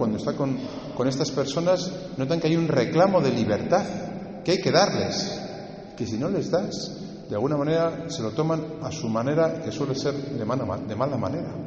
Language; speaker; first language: Spanish; native; Spanish